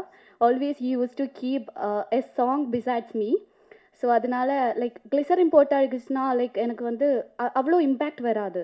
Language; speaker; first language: Tamil; non-native, fluent; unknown